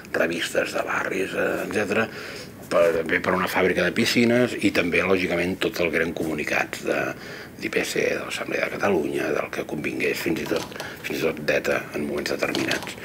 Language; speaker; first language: Catalan; native; Catalan